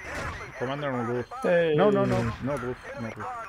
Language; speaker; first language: English; non-native, learner; Spanish